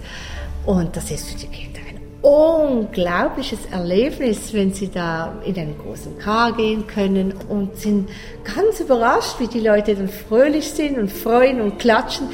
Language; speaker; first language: German; native; German